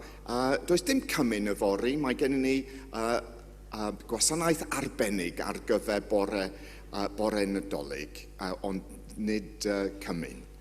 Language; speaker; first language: Welsh; non-native, fluent; English